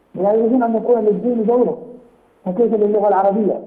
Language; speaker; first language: Arabic; non-native, fluent; Urdu